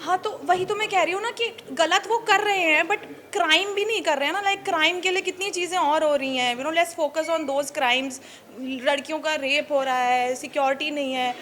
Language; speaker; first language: Hindi; native; Hindi